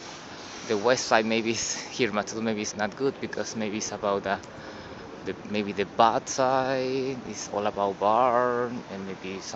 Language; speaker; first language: English; non-native, learner; Spanish